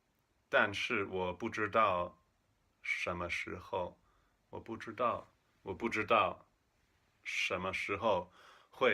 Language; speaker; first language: Chinese; non-native, fluent; English